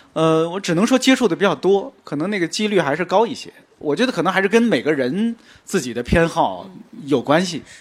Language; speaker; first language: Chinese; native; Chinese